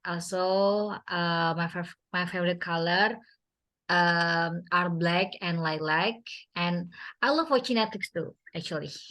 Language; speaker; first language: English; non-native, learner; Indonesian